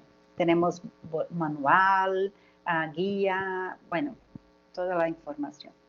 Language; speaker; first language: Spanish; non-native, learner; Portuguese